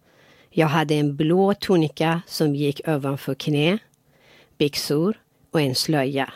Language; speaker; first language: Swedish; non-native, fluent; Persian